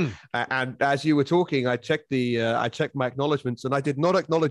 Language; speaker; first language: English; native; English